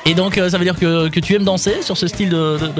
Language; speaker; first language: French; native; French